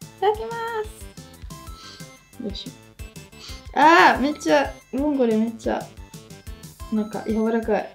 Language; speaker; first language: Japanese; non-native, fluent; Italian